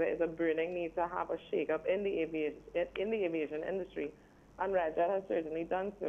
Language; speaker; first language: English; native; English